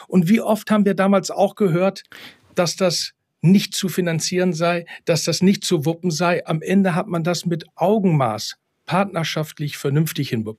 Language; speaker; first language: German; native; German